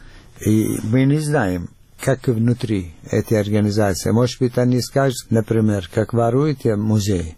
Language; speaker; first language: Russian; non-native, fluent; Arabic